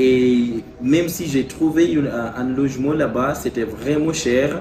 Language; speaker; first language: French; non-native, fluent; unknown